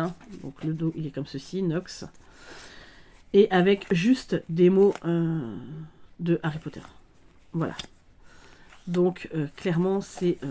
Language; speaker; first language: French; native; French